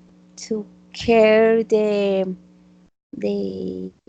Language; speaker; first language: English; non-native, learner; Spanish